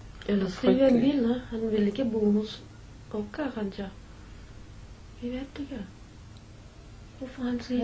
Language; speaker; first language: Norwegian; non-native, learner; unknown